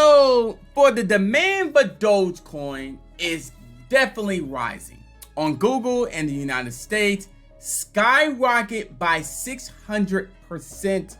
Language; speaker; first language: English; native; English